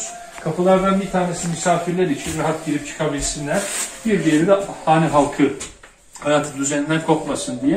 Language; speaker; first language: Turkish; native; Turkish